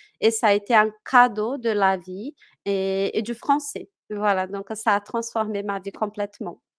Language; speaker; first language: French; non-native, fluent; Portuguese